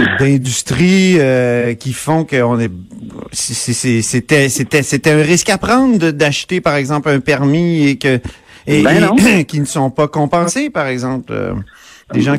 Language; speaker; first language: French; native; French